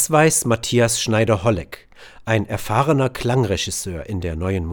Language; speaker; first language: German; native; German